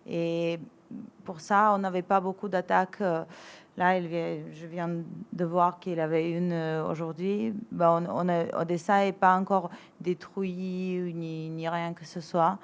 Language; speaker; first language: French; non-native, fluent; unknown